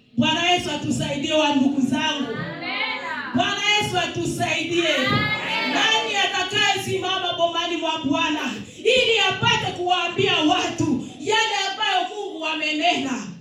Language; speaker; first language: Swahili; native; Swahili